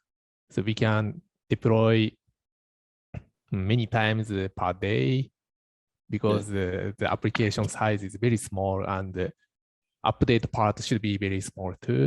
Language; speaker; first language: English; non-native, learner; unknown